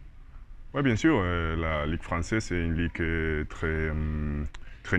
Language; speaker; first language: French; non-native, learner; Spanish